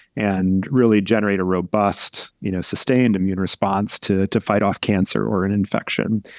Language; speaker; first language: English; native; English